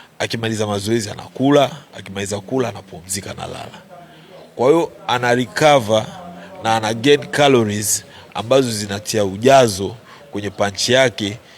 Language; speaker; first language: Swahili; native; Swahili